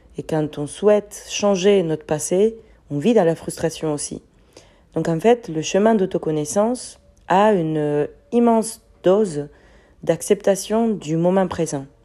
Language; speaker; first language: French; non-native, fluent; Spanish